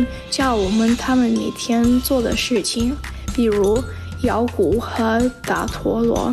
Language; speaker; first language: Chinese; non-native, learner; English